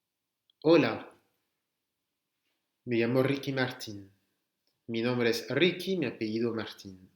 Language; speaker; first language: Spanish; non-native, fluent; French